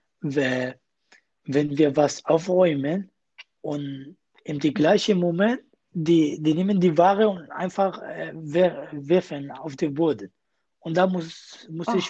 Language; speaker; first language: German; non-native, learner; Kurdish